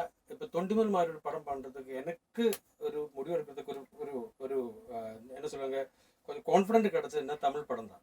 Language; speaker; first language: Tamil; non-native, learner; Malayalam